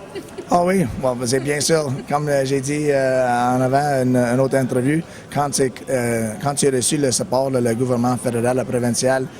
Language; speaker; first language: French; non-native, learner; English